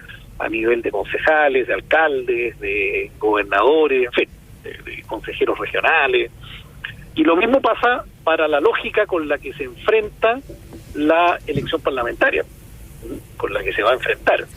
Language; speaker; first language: Spanish; native; Spanish